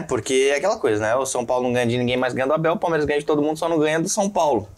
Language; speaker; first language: Portuguese; native; Portuguese